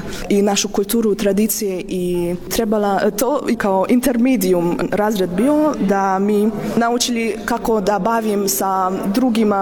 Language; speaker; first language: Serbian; non-native, learner; Hungarian